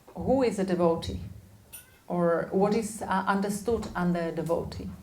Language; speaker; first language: English; non-native, fluent; Slovak